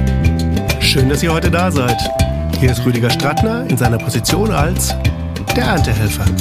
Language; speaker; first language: German; native; German